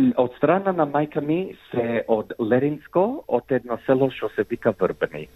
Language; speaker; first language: Macedonian; early bilingual, heritage; Macedonian